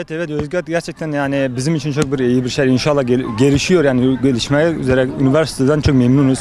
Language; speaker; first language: Turkish; non-native, fluent; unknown